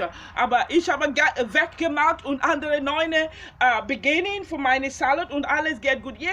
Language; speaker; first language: German; non-native, learner; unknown